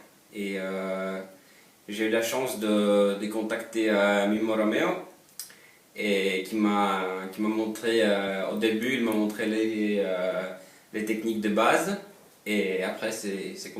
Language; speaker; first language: French; non-native, fluent; Polish